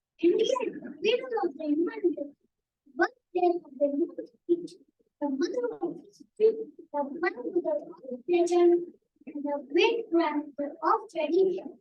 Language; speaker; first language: English; non-native, learner; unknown